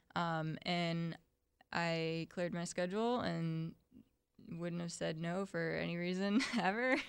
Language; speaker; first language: English; native; English